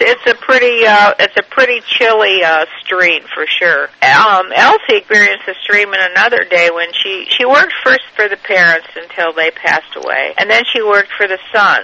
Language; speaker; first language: English; native; English